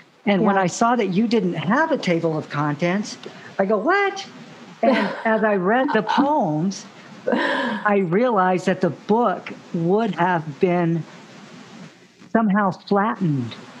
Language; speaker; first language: English; native; English